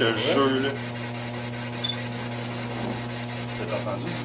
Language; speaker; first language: French; native; French